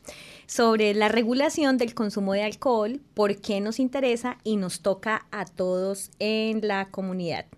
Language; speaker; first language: Spanish; native; Spanish